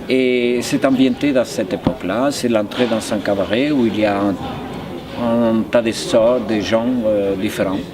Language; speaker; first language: French; non-native, fluent; Spanish